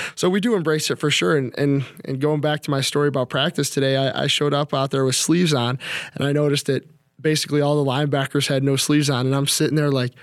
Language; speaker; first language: English; native; English